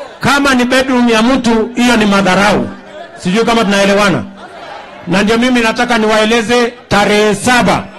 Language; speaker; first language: Swahili; non-native, local second language; Kalenjin